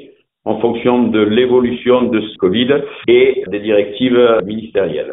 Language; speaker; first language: French; native; French